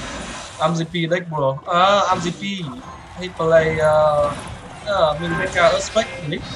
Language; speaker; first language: English; non-native, learner; Vietnamese